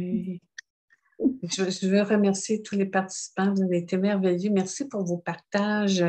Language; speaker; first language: French; native; French